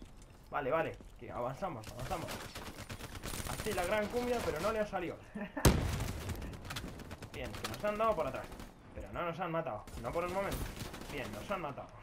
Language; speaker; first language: Spanish; native; Spanish